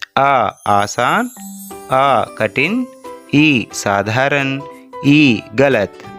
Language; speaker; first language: Hindi; non-native, local second language; Telugu